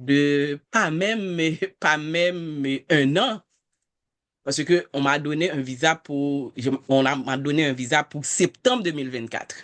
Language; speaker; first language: French; non-native, local second language; Haitian Creole